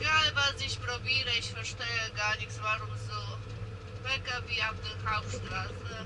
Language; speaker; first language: German; non-native, learner; Polish